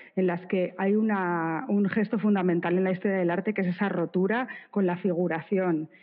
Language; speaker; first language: Spanish; native; Spanish